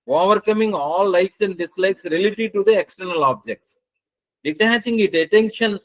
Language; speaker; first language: English; non-native, local second language; Telugu